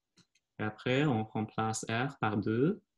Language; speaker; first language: French; non-native, fluent; Chinese